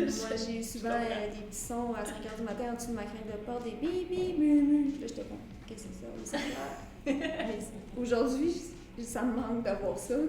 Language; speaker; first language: French; native; French